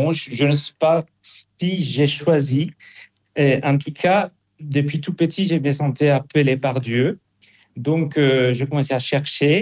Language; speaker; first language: French; non-native, fluent; Spanish